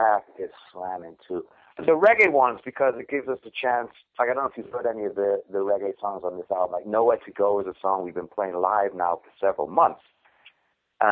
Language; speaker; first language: English; native; English